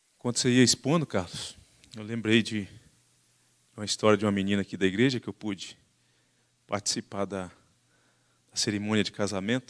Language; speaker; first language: Portuguese; native; Portuguese